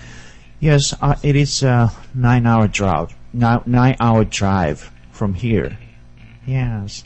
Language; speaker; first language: English; non-native, learner; Japanese